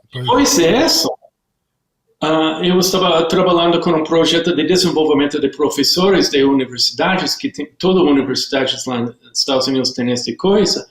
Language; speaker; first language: Portuguese; non-native, learner; English